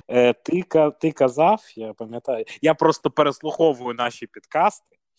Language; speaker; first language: Ukrainian; native; Ukrainian